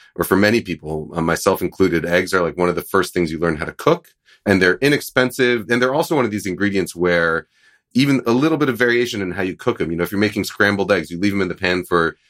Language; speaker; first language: English; native; English